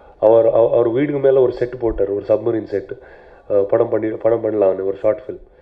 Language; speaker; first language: Tamil; non-native, learner; Telugu